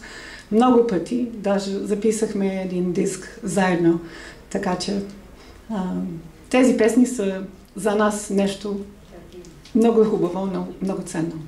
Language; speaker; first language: Bulgarian; non-native, fluent; English